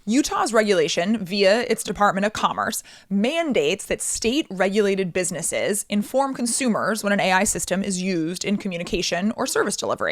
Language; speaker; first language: English; native; English